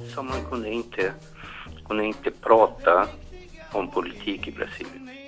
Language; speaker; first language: Swedish; non-native, fluent; Portuguese